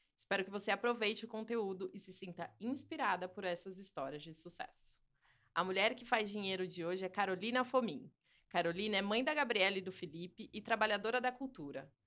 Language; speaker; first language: Portuguese; native; Portuguese